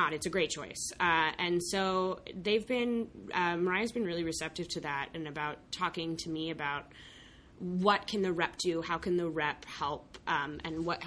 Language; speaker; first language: English; native; English